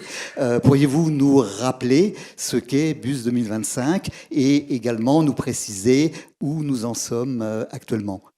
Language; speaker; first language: French; native; French